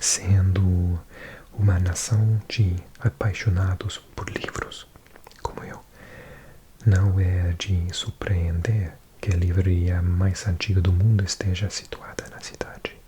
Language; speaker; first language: Portuguese; non-native, learner; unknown